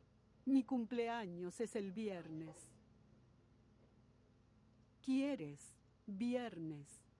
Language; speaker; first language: Spanish; non-native, learner; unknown